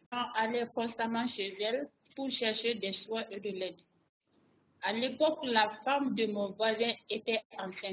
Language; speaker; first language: French; non-native, local second language; Bambara